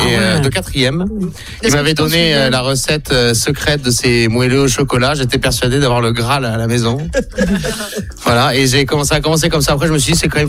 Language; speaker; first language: French; native; French